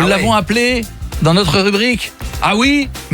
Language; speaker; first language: French; native; French